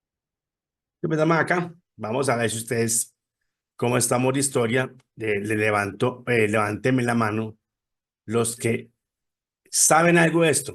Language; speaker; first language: Spanish; native; Spanish